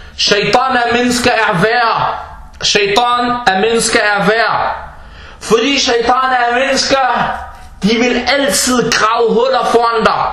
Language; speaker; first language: Danish; non-native, fluent; Arabic